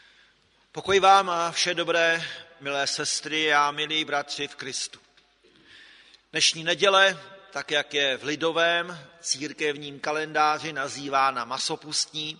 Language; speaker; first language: Czech; native; Czech